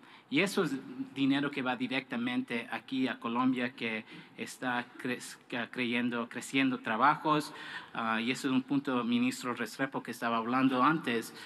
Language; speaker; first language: Spanish; non-native, fluent; English